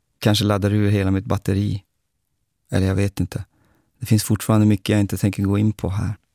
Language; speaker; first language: Swedish; native; Swedish